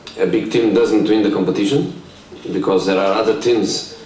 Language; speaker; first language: English; non-native, fluent; Portuguese